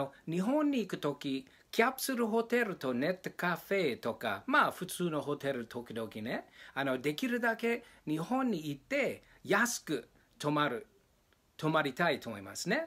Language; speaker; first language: Japanese; non-native, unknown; English